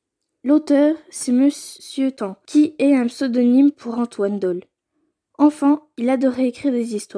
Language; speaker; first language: French; native; French